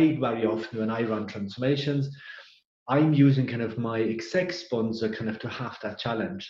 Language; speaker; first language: English; non-native, fluent; German